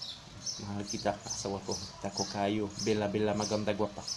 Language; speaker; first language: Filipino; non-native, learner; French